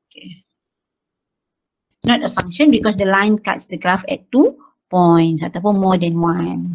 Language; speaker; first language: English; non-native, local second language; Malay